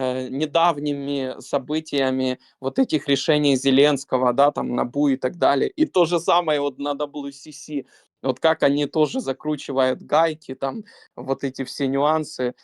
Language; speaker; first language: Russian; native; Russian